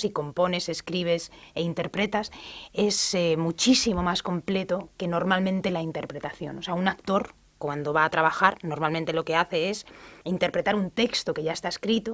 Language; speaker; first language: Spanish; native; Spanish